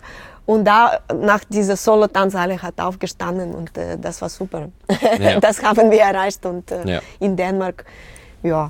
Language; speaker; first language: German; non-native, learner; Russian